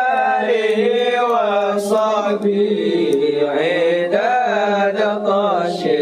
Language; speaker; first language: Arabic; non-native, learner; Indonesian